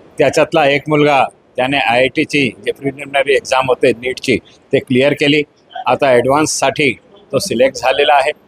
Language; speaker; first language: Marathi; non-native, local second language; Hindi